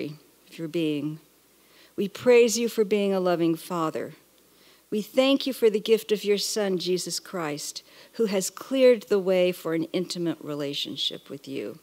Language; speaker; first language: English; native; English